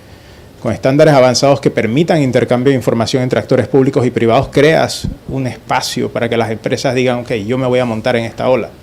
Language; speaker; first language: Spanish; native; Spanish